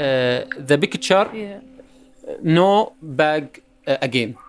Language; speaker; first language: English; non-native, learner; Arabic